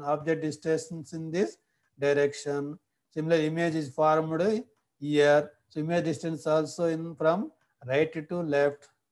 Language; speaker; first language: English; non-native, local second language; Telugu